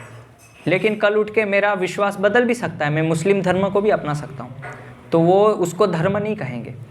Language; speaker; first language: Hindi; native; Hindi